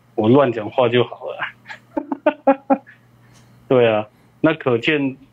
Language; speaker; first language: Chinese; native; Chinese